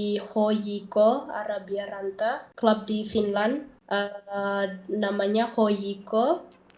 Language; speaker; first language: Indonesian; early bilingual, heritage; Dutch